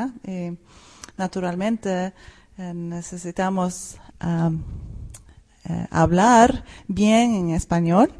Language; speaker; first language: Spanish; non-native, fluent; Swedish